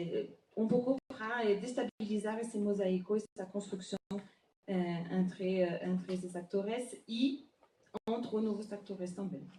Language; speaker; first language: Portuguese; non-native, fluent; French